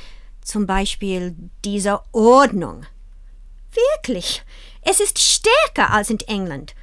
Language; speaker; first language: German; non-native, fluent; English